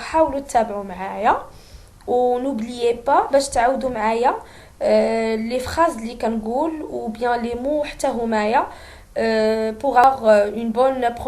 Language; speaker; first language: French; non-native, local second language; Arabic